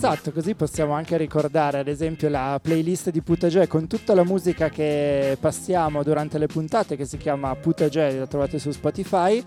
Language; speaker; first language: Italian; native; Italian